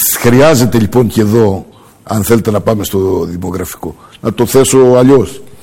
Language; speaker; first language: Greek; early bilingual, heritage; Greek